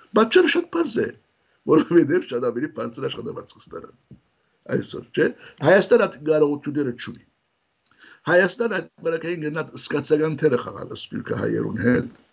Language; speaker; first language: Armenian; early bilingual, heritage; Armenian